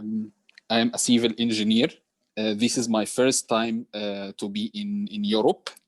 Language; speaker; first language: English; non-native, learner; Arabic